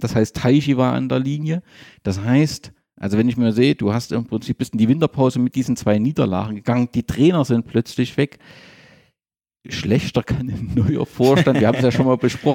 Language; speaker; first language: German; native; German